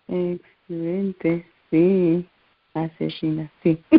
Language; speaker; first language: Spanish; non-native, learner; English